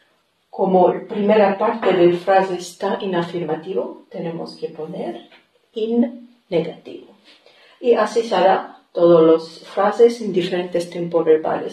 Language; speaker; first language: Spanish; non-native, fluent; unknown